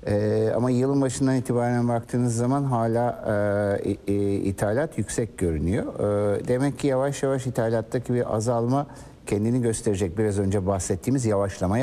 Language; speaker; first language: Turkish; native; Turkish